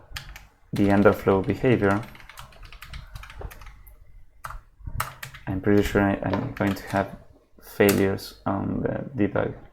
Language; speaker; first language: English; non-native, fluent; Spanish